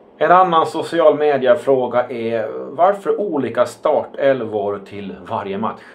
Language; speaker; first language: Swedish; native; Swedish